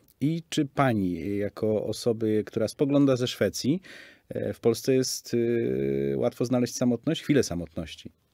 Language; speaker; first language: Polish; native; Polish